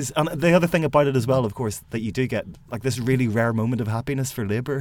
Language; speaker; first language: English; native; English